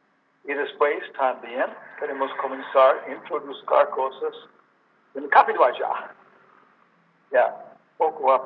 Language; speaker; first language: Spanish; non-native, learner; English